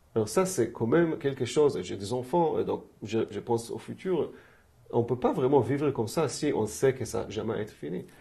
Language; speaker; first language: French; non-native, fluent; Hebrew